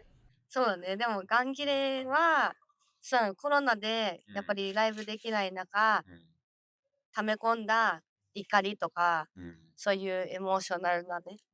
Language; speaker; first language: Japanese; native; Japanese